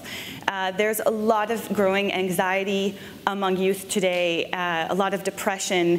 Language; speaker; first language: English; native; English